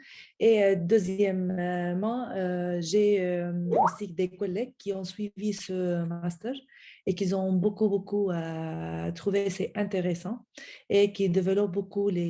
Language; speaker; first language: French; non-native, fluent; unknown